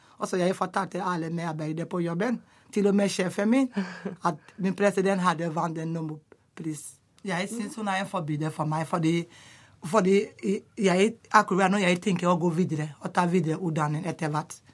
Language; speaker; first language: Norwegian; non-native, learner; English